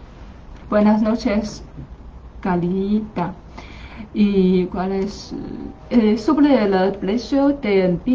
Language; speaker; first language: Spanish; non-native, learner; Chinese